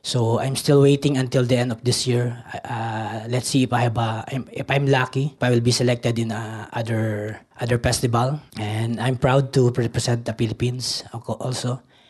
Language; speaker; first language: English; non-native, local second language; Filipino